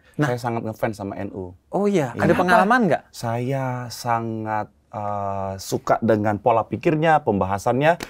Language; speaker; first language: Indonesian; native; Indonesian